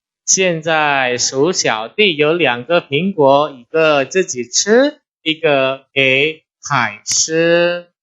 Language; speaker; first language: Chinese; non-native, fluent; Indonesian